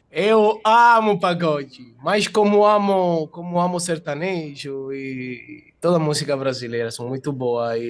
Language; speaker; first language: Portuguese; non-native, fluent; Italian